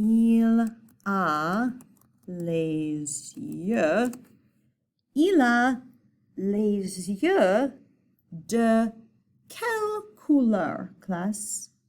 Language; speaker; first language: French; non-native, fluent; English